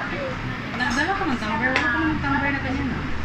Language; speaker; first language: Filipino; non-native, local second language; Cebuano